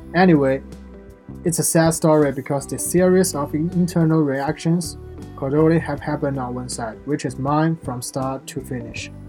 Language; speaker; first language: English; non-native, fluent; Chinese